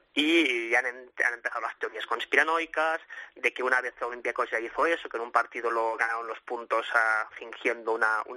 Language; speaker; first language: Spanish; native; Spanish